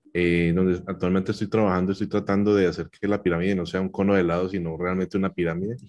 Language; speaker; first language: Spanish; native; Spanish